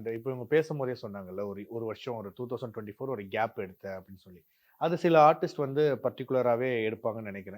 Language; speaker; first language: Tamil; native; Tamil